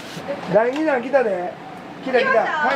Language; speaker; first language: Japanese; native; Japanese